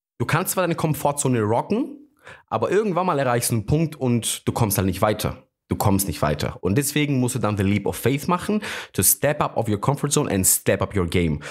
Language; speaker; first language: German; non-native, fluent; Greek